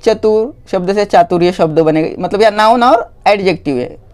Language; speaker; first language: Hindi; non-native, local second language; Marathi